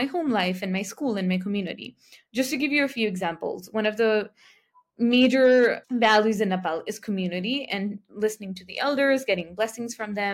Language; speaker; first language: English; non-native, local second language; Nepali